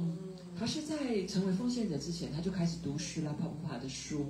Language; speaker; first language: Chinese; native; Chinese